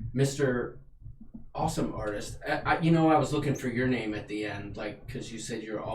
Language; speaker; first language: English; native; English